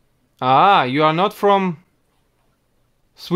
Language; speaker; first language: English; non-native, learner; Russian